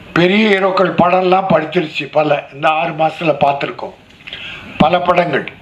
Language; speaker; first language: Tamil; native; Tamil